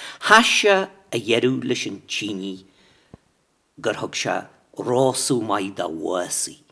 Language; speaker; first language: Irish; native; Irish